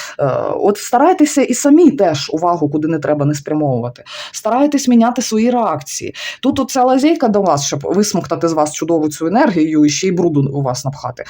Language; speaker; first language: Ukrainian; non-native, local second language; Russian